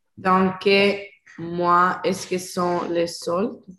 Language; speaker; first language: French; non-native, learner; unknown